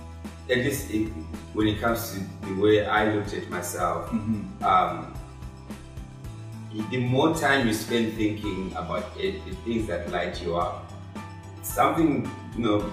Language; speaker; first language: English; non-native, local second language; Shona